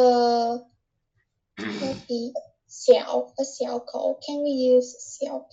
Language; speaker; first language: Chinese; non-native, learner; Vietnamese